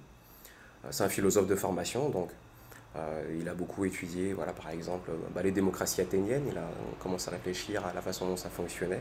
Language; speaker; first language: French; native; French